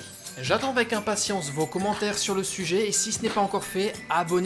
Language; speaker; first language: French; native; French